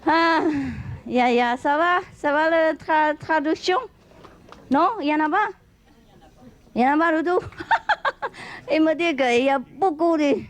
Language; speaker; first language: French; non-native, learner; Vietnamese